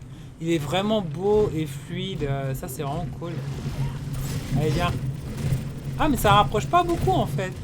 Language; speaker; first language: French; native; French